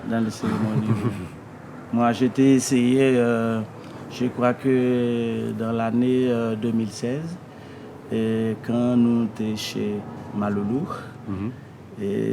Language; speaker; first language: French; non-native, learner; Haitian Creole